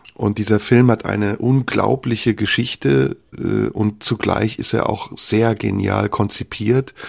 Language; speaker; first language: German; early bilingual, other home language; Turkish